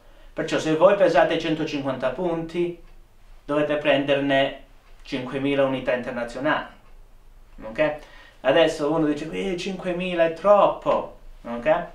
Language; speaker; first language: Italian; early bilingual, heritage; Italian